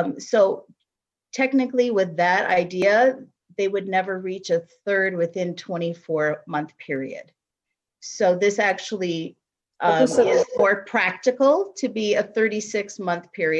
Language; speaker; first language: English; native; English